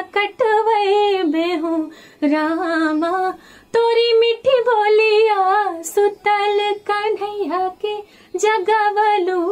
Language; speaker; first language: Hindi; native; Hindi